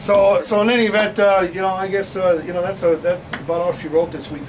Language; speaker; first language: English; native; English